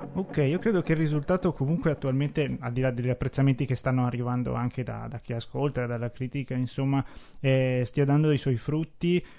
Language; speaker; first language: Italian; native; Italian